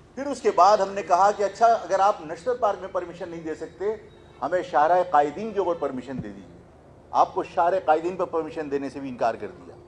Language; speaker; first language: Urdu; native; Urdu